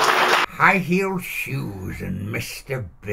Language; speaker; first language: English; native; English